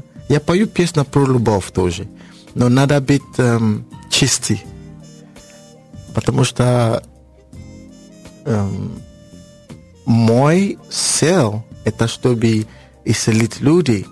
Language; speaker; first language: Russian; non-native, learner; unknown